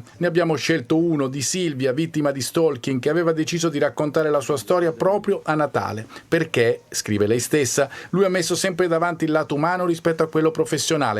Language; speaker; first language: Italian; native; Italian